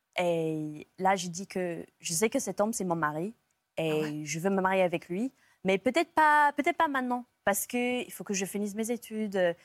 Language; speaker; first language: French; non-native, fluent; English